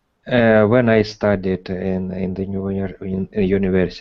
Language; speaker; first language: English; non-native, learner; Russian